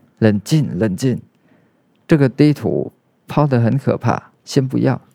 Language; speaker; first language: Chinese; non-native, fluent; Vietnamese